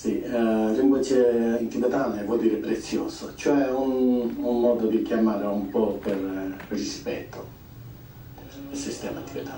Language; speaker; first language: Italian; non-native, fluent; Tibetan